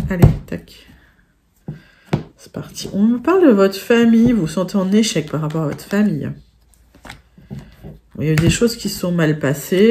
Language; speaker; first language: French; native; French